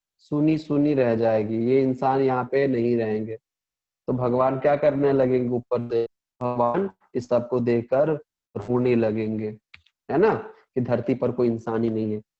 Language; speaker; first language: Hindi; non-native, local second language; Punjabi